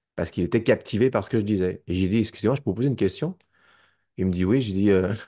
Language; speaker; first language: French; native; French